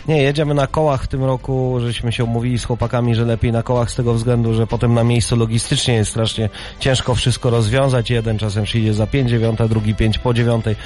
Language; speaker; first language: Polish; native; Polish